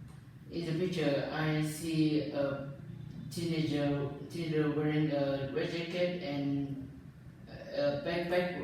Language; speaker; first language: English; non-native, learner; Vietnamese